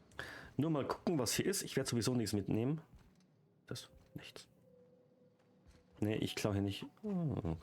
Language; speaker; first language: German; native; German